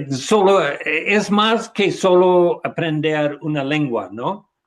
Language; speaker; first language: Spanish; non-native, learner; English